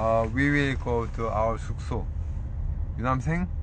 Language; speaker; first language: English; non-native, learner; Korean